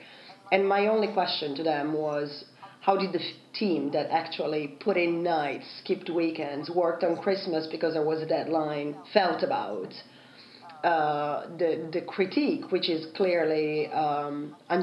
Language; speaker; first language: English; non-native, fluent; Italian